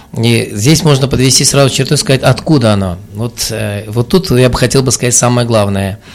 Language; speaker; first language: Russian; non-native, local second language; Azerbaijani